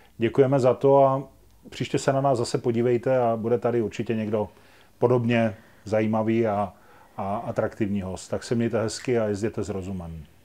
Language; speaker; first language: Czech; native; Czech